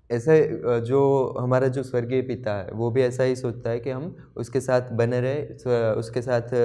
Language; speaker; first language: Hindi; non-native, local second language; Gujarati